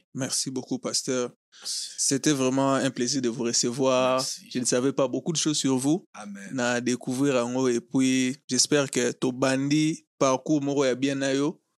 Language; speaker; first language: French; non-native, local second language; Lingala